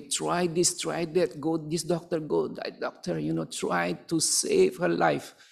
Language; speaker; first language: English; non-native, local second language; Malay